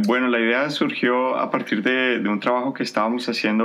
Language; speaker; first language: Spanish; native; Spanish